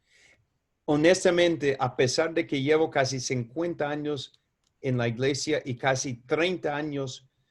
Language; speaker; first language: Spanish; non-native, fluent; English